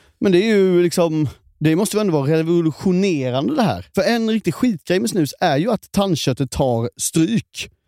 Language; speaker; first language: Swedish; native; Swedish